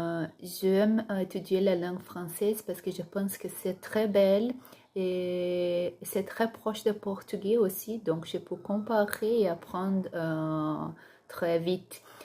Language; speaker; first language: French; non-native, learner; Portuguese